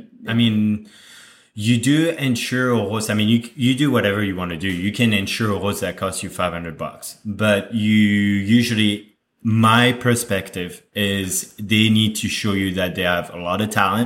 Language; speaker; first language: English; non-native, fluent; French